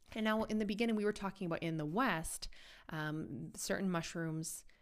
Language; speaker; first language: English; native; English